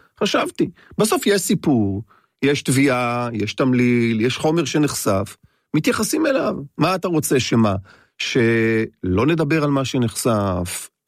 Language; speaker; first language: Hebrew; native; Hebrew